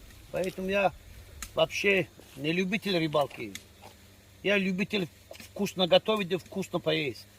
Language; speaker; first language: Russian; non-native, learner; Tajik